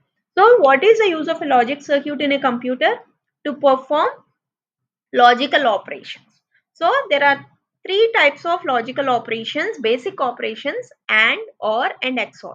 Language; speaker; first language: English; non-native, local second language; Telugu